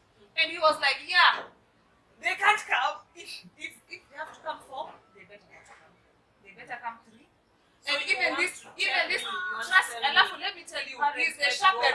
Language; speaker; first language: English; non-native, local second language; Swahili